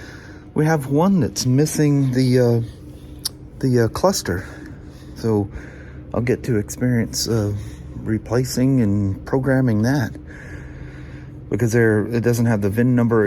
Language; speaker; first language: English; native; English